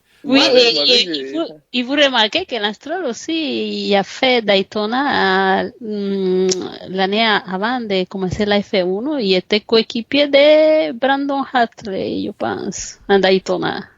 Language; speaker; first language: French; non-native, fluent; Spanish